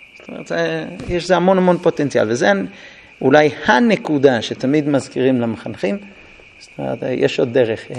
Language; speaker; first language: Hebrew; non-native, fluent; English